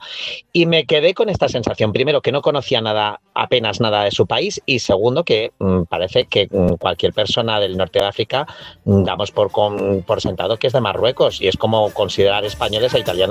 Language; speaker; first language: Spanish; native; Spanish